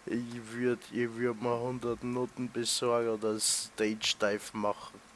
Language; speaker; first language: German; native; German